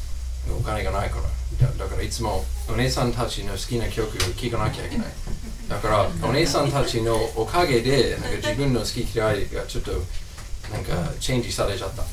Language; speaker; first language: Japanese; non-native, fluent; English